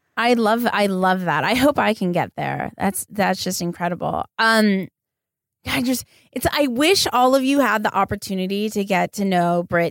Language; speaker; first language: English; native; English